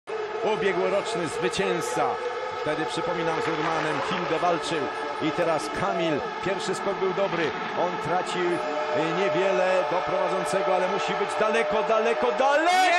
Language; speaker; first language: Polish; native; Polish